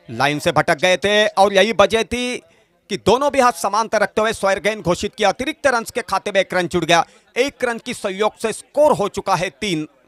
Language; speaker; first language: Hindi; non-native, local second language; Marathi